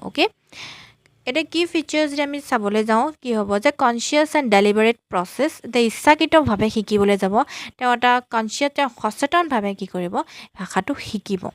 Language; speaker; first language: Assamese; native; Assamese